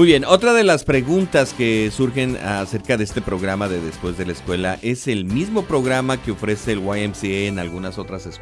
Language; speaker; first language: Spanish; native; Spanish